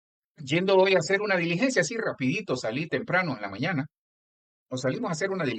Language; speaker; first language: Spanish; native; Spanish